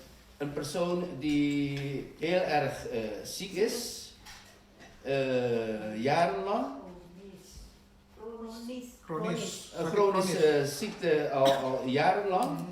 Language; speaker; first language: Dutch; non-native, fluent; Indonesian